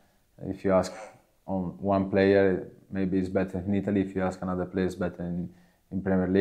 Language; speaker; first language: English; non-native, learner; Italian